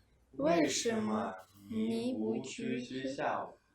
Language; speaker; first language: Chinese; non-native, learner; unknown